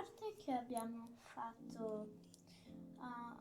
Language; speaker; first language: Italian; early bilingual, other home language; Portuguese